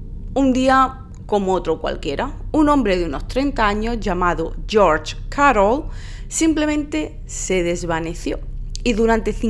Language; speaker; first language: Spanish; native; Spanish